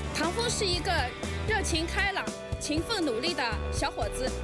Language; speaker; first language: Chinese; native; Chinese